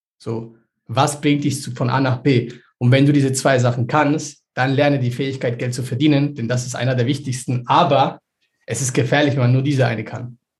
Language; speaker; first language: German; early bilingual, other home language; Spanish